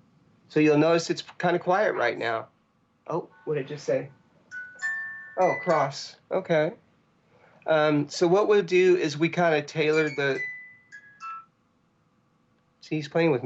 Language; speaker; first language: English; native; English